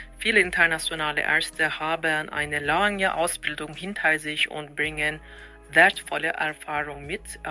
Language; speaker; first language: German; non-native, fluent; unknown